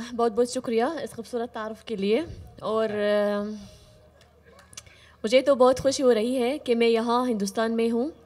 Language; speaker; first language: Urdu; non-native, fluent; Arabic